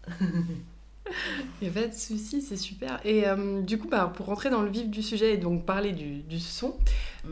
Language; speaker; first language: French; native; French